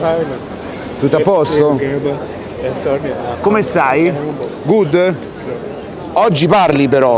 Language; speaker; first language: Italian; native; Italian